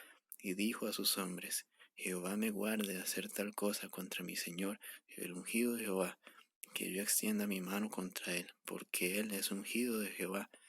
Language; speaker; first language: Spanish; native; Spanish